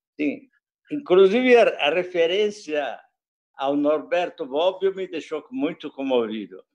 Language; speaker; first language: Portuguese; early bilingual, other home language; Italian